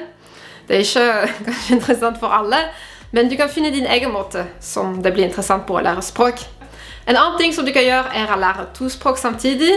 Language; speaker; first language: Norwegian; non-native, fluent; French